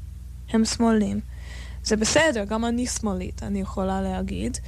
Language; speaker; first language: Hebrew; non-native, fluent; English